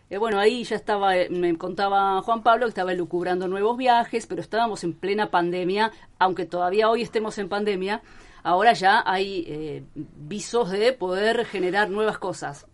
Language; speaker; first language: Spanish; native; Spanish